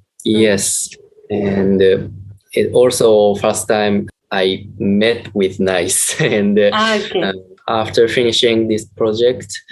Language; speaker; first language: English; non-native, learner; Japanese